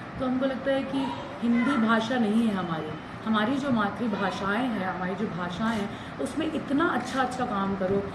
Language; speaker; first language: Hindi; native; Hindi